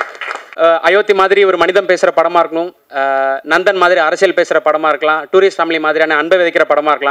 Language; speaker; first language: Tamil; native; Tamil